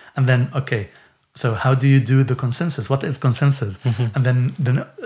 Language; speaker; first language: English; non-native, fluent; Arabic